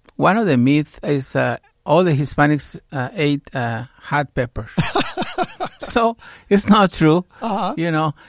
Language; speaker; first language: English; non-native, fluent; Spanish